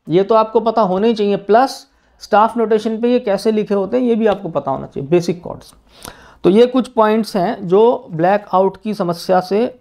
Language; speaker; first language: Hindi; native; Hindi